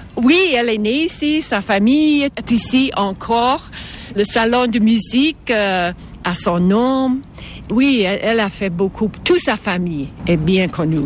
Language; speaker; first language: French; non-native, fluent; English